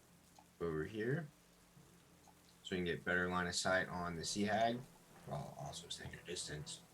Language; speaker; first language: English; native; English